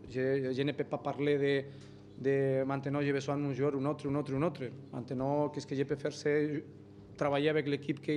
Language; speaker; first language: French; non-native, learner; Spanish